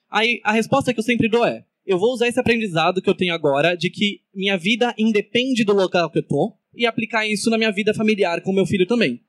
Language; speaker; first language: Portuguese; native; Portuguese